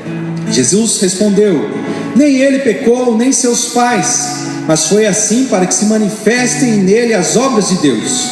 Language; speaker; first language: Portuguese; native; Portuguese